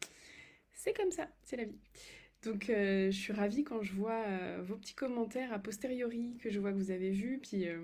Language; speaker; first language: French; native; French